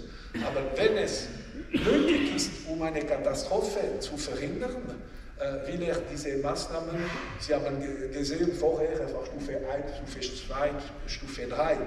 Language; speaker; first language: German; non-native, local second language; French